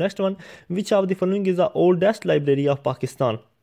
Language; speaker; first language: English; non-native, local second language; Urdu